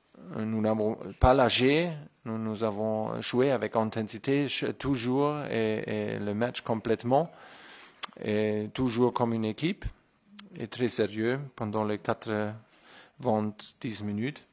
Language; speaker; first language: French; non-native, fluent; German